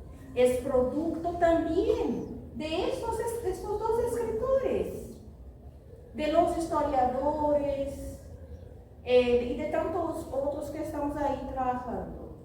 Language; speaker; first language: Spanish; non-native, fluent; Portuguese